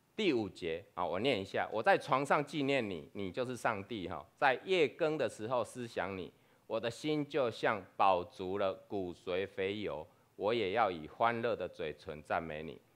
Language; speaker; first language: Chinese; non-native, fluent; Spanish